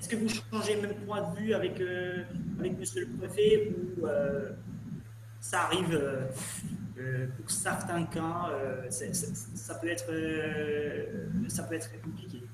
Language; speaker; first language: French; non-native, learner; Albanian